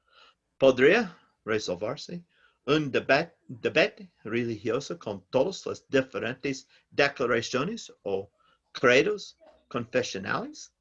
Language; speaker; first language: Spanish; non-native, learner; English